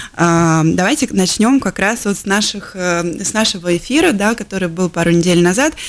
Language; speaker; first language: Russian; native; Russian